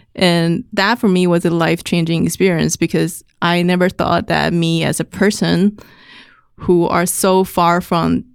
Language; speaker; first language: English; non-native, fluent; Chinese